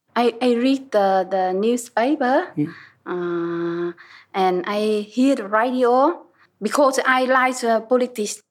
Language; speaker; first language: English; non-native, learner; Vietnamese